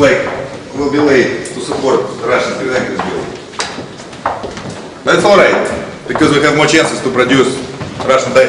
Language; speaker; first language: English; non-native, fluent; Russian